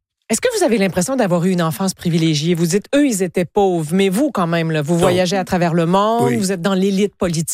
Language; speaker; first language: French; native; French